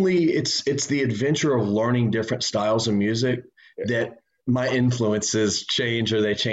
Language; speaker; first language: English; native; English